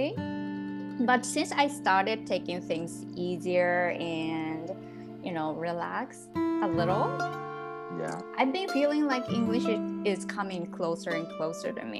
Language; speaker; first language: English; non-native, fluent; Japanese